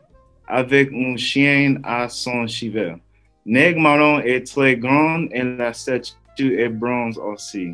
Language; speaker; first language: French; non-native, learner; English